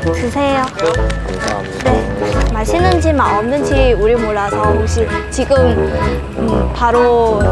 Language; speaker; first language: Korean; non-native, learner; Vietnamese